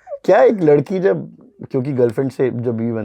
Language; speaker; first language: Hindi; native; Hindi